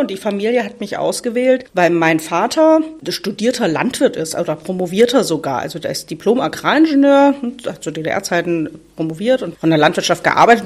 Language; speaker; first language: German; native; German